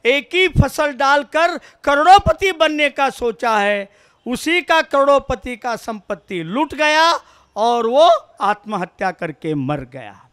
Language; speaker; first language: Hindi; non-native, local second language; Kannada